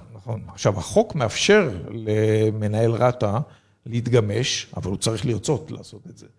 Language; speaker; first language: Hebrew; native; Hebrew